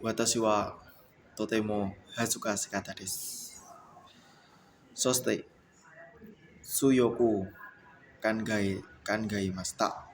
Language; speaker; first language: Japanese; non-native, learner; Indonesian